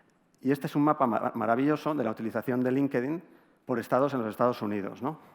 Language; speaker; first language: Spanish; native; Spanish